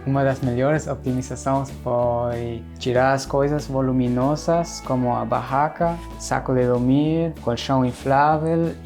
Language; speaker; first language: Portuguese; non-native, fluent; German